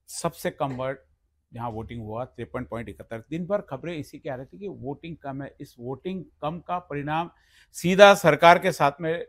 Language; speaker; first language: Hindi; non-native, local second language; Marathi